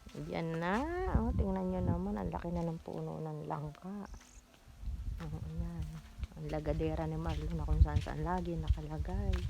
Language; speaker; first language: Filipino; native; Filipino